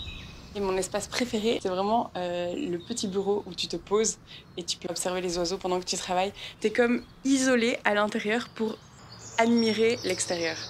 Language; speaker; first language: French; native; French